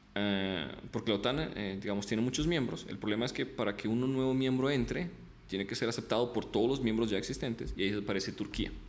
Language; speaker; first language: Spanish; early bilingual, other home language; Russian